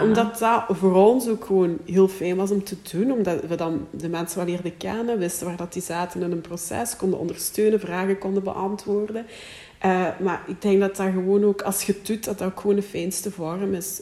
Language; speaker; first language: Dutch; native; Dutch